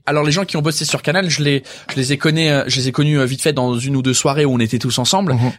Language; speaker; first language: French; non-native, fluent; English